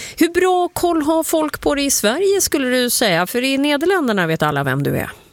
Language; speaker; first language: Swedish; native; Swedish